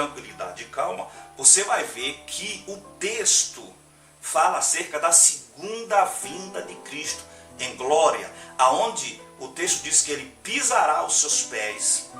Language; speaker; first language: Portuguese; native; Portuguese